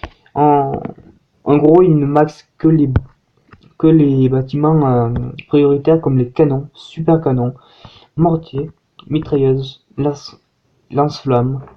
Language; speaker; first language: French; native; French